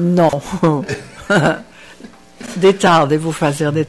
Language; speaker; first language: Portuguese; non-native, fluent; French